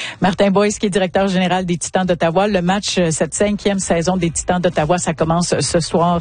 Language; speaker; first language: French; native; French